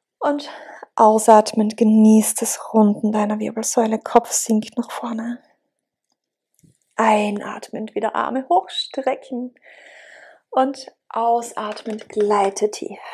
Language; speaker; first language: German; native; German